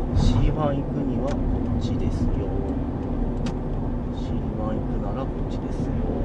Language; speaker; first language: Japanese; native; Japanese